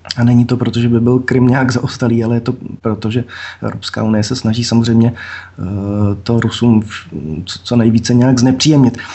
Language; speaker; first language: Czech; native; Czech